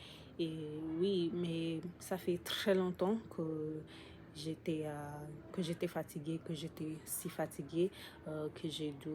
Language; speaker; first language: French; non-native, learner; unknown